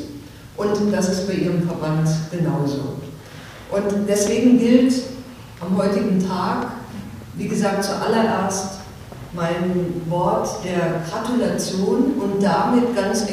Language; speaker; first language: German; native; German